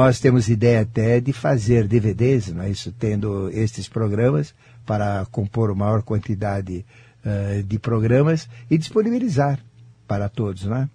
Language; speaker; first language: Portuguese; native; Portuguese